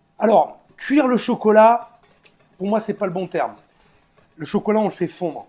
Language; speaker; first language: French; native; French